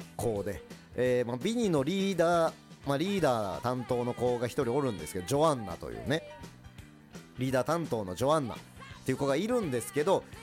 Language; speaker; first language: Japanese; early bilingual, other home language; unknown